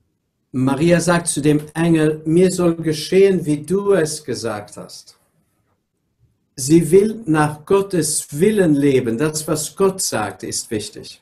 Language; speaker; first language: German; non-native, local second language; Luxembourgish